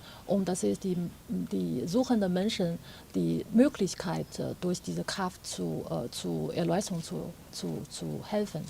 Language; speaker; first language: German; non-native, fluent; Chinese